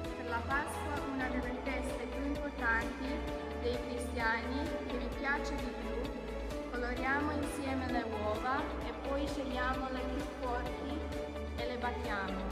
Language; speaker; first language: Italian; non-native, learner; Albanian